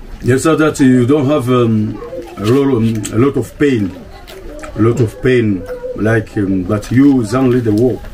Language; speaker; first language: English; non-native, fluent; Swahili